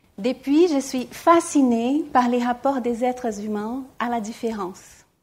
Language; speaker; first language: French; non-native, fluent; Portuguese